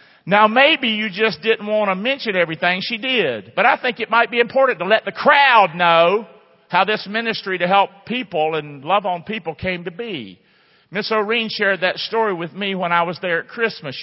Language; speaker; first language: English; native; English